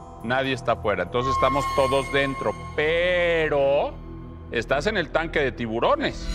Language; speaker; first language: Spanish; native; Spanish